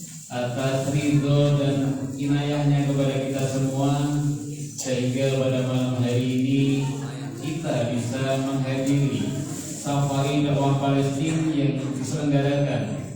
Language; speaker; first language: Indonesian; native; Indonesian